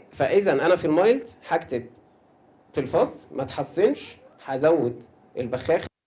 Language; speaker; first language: Arabic; native; Arabic